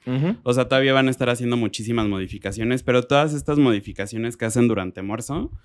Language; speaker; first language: Spanish; native; Spanish